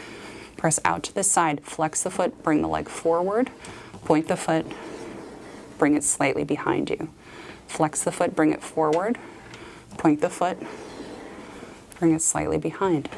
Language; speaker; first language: English; native; English